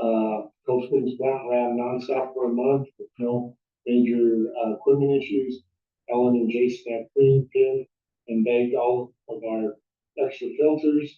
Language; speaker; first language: English; native; English